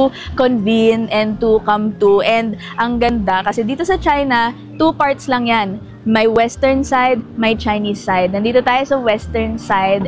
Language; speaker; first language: English; non-native, local second language; Filipino